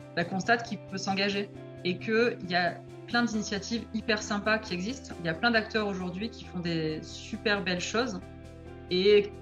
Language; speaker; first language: French; native; French